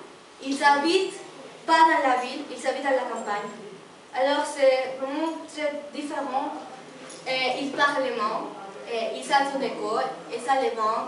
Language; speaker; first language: French; non-native, learner; Spanish